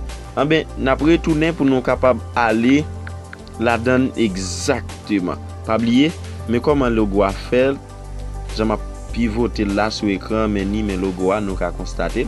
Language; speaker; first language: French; non-native, learner; Haitian Creole